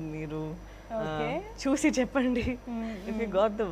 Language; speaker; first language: Telugu; non-native, fluent; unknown